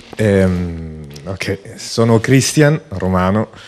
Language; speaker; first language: Italian; native; Italian